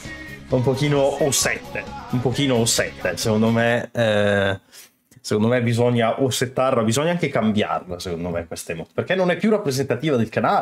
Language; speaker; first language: Italian; native; Italian